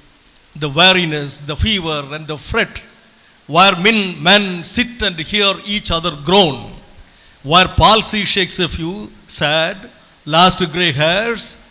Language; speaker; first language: English; non-native, local second language; Tamil